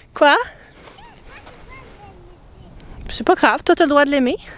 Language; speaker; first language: French; native; French